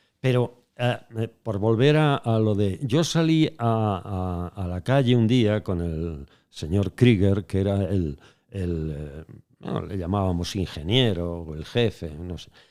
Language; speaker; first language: Spanish; native; Spanish